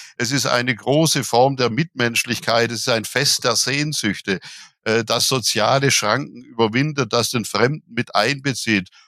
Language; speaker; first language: German; native; German